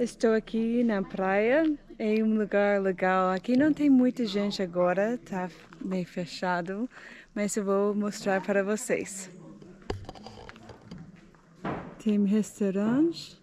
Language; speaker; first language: Portuguese; non-native, learner; English